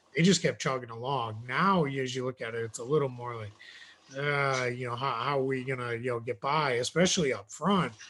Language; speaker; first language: English; native; English